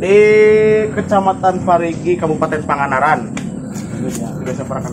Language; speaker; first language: Indonesian; non-native, local second language; Sundanese